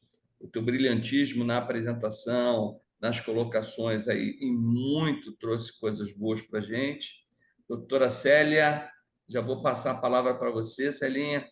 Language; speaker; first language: Portuguese; native; Portuguese